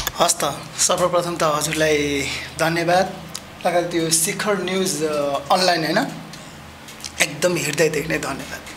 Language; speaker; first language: Nepali; non-native, local second language; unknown